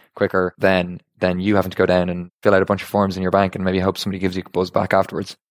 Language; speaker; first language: English; native; English